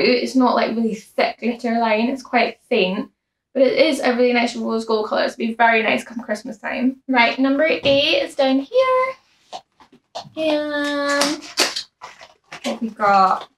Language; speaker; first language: English; native; English